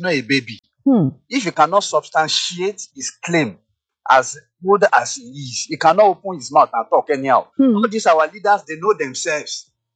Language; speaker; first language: English; non-native, local second language; Yoruba